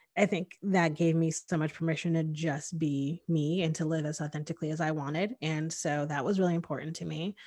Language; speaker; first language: English; native; English